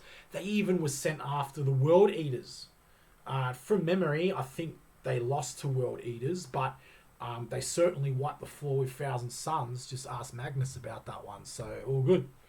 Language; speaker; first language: English; native; English